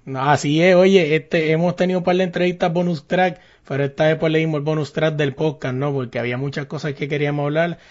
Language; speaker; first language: Spanish; native; Spanish